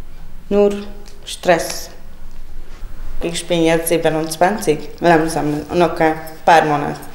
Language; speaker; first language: German; non-native, learner; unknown